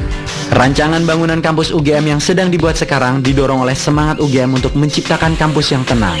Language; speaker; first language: Indonesian; native; Indonesian